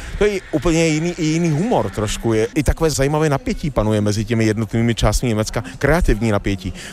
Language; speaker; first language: Czech; native; Czech